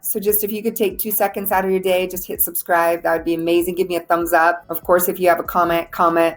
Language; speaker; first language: English; native; English